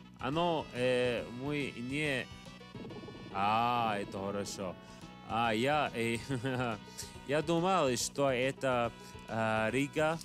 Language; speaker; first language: Russian; non-native, learner; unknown